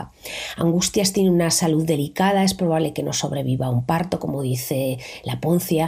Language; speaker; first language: Spanish; native; Spanish